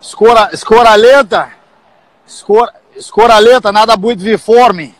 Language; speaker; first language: Russian; non-native, learner; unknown